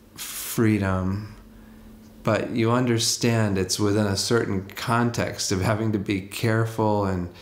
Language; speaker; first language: English; native; English